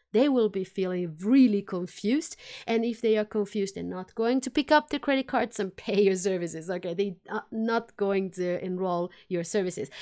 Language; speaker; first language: English; non-native, fluent; Finnish